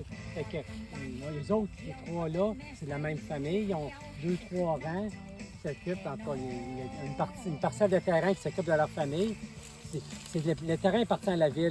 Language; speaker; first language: French; native; French